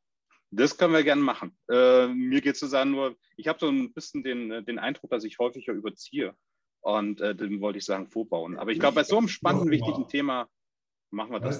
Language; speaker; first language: German; native; German